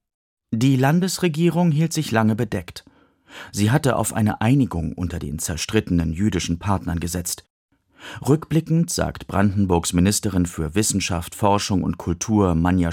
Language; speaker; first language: German; native; German